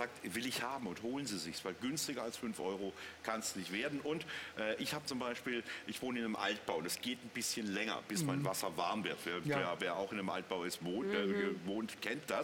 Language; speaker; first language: German; native; German